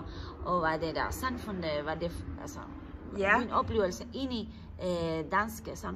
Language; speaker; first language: Danish; non-native, learner; Spanish